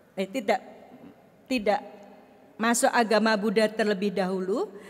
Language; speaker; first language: Indonesian; native; Indonesian